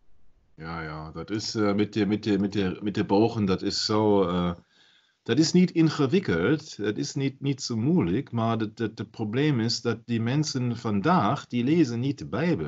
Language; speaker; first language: Dutch; non-native, learner; German